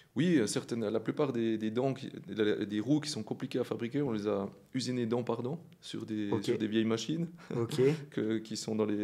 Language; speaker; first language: French; native; French